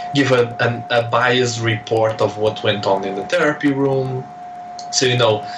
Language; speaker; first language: English; non-native, fluent; Portuguese